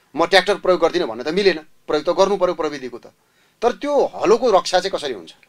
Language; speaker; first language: Nepali; native; Nepali